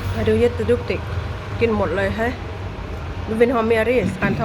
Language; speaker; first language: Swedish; non-native, learner; Thai